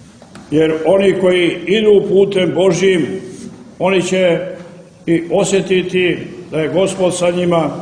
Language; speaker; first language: Croatian; native; Croatian